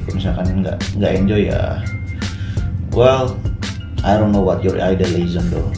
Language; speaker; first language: English; non-native, fluent; Indonesian